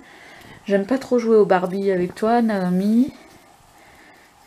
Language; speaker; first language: French; native; French